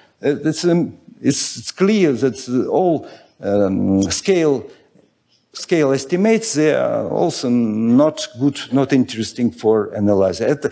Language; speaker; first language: English; non-native, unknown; Russian